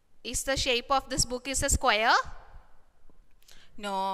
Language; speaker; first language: English; non-native, local second language; Malayalam